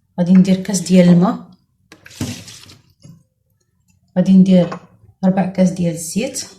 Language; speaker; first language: Arabic; native; Arabic